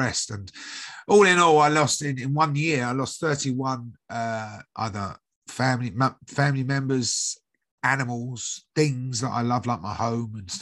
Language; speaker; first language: English; native; English